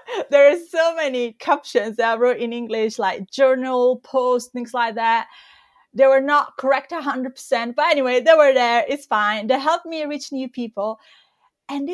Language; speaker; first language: English; non-native, fluent; Italian